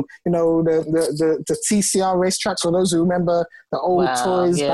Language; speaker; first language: English; non-native, local second language; Ga